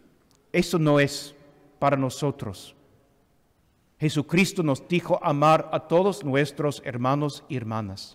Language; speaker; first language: Spanish; non-native, fluent; English